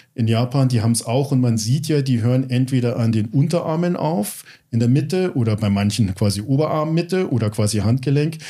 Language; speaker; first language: German; early bilingual, other home language; English